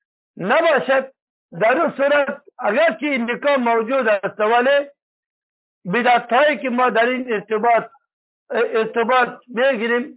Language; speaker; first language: Persian; native; Persian